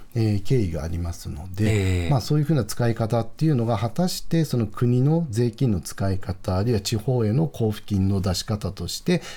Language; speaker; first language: Japanese; native; Japanese